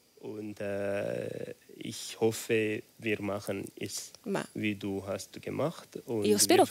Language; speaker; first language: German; non-native, learner; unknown